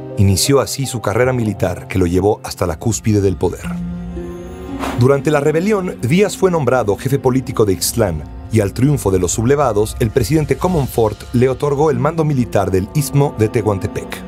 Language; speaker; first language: Spanish; native; Spanish